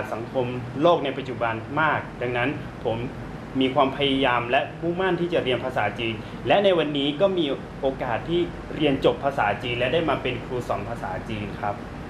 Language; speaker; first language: Thai; non-native, local second language; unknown